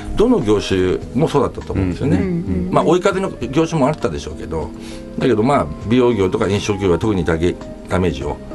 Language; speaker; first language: Japanese; native; Japanese